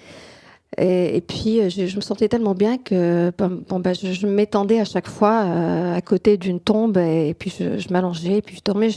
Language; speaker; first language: French; non-native, local second language; Arabic